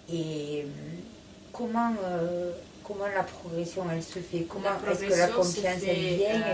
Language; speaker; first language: French; native; French